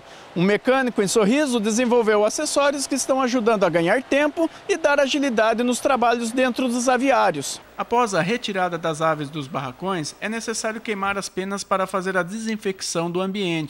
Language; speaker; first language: Portuguese; native; Portuguese